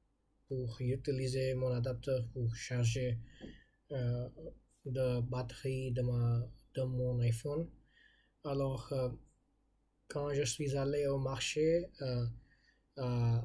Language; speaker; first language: French; non-native, learner; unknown